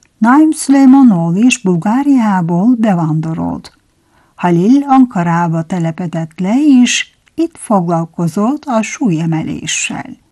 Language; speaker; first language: Hungarian; non-native, fluent; Turkish